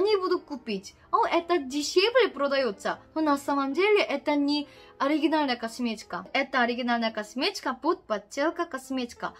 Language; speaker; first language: Russian; non-native, learner; Korean